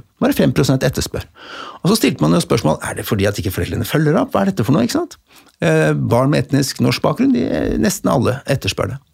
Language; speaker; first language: Norwegian; native; Norwegian